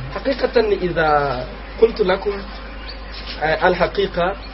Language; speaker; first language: Arabic; non-native, fluent; Kinyarwanda